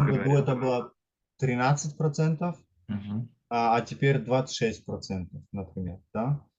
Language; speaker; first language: Russian; non-native, fluent; German